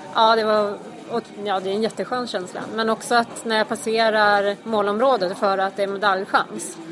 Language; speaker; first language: Swedish; native; Swedish